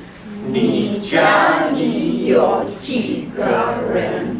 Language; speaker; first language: Chinese; non-native, learner; English